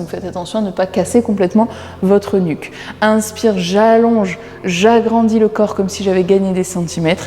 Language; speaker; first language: French; native; French